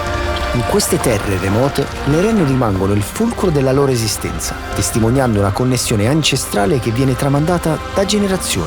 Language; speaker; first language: Italian; native; Italian